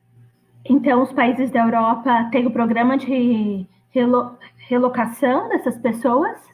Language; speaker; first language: Portuguese; non-native, fluent; Greek